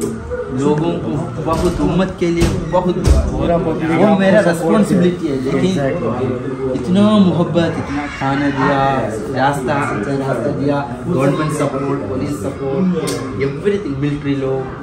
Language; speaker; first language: Hindi; non-native, local second language; Malayalam